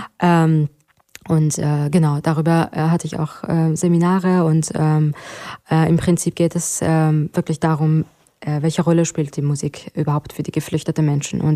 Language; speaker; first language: German; non-native, fluent; Persian